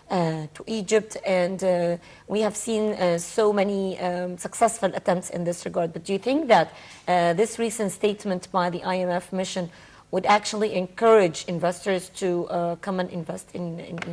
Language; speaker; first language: English; non-native, fluent; Arabic